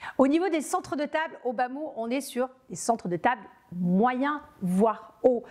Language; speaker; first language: French; native; French